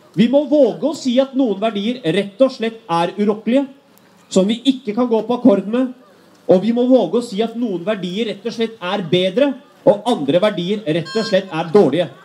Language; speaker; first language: Norwegian; early bilingual, other home language; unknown